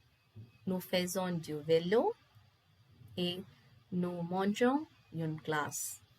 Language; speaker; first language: French; non-native, fluent; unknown